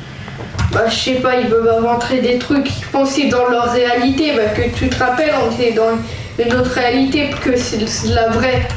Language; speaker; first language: French; native; French